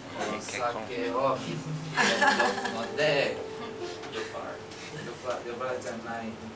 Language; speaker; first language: Japanese; non-native, learner; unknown